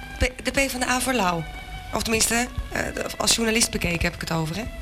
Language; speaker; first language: Dutch; native; Dutch